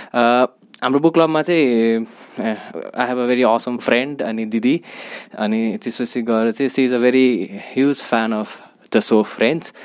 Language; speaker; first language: Nepali; native; Nepali